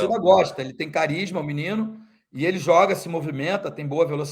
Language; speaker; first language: Portuguese; native; Portuguese